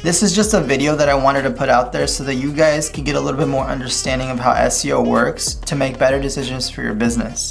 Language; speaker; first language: English; native; English